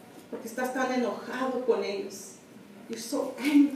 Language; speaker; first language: Spanish; early bilingual, heritage; Spanish